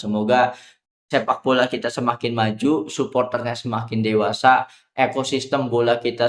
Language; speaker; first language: Indonesian; native; Indonesian